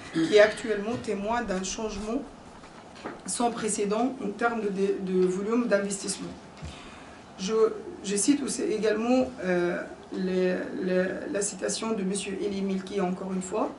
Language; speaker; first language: French; non-native, fluent; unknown